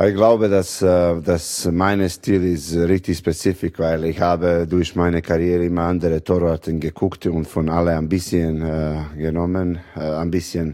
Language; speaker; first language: German; non-native, fluent; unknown